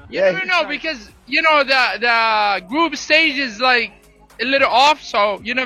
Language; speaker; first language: English; non-native, fluent; Arabic